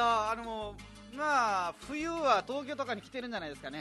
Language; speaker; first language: Japanese; non-native, fluent; Nepali